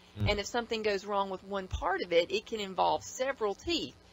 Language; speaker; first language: English; native; English